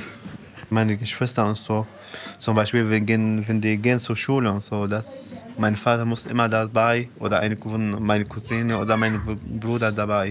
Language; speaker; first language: German; non-native, fluent; Arabic